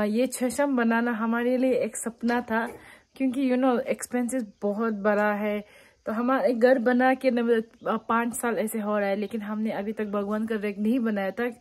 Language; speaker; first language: Hindi; non-native, local second language; Tibetan